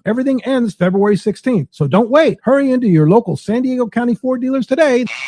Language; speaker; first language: English; native; English